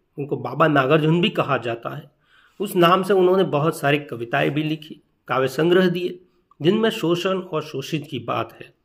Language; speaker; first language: Hindi; non-native, local second language; Gujarati